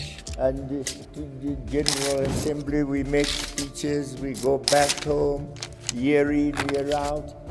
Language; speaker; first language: English; non-native, local second language; Shona